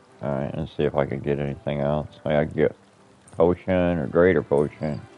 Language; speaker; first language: English; native; English